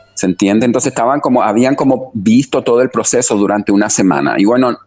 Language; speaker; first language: Spanish; native; Spanish